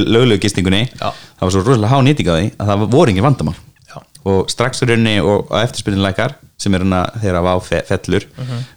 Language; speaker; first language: Icelandic; native; Icelandic